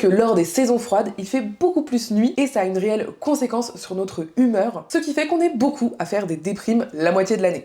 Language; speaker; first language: French; native; French